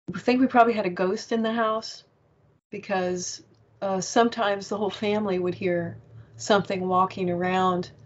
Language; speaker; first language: English; native; English